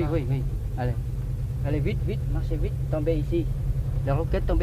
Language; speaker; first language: French; non-native, learner; Vietnamese